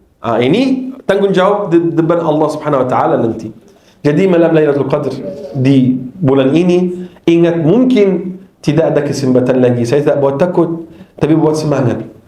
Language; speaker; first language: Malay; non-native, fluent; Arabic